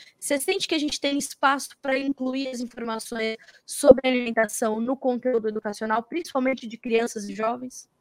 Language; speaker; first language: Portuguese; native; Portuguese